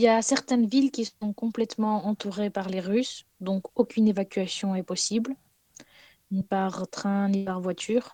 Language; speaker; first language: French; non-native, fluent; Ukrainian